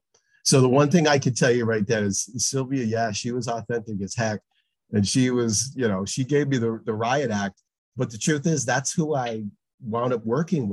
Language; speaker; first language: English; native; English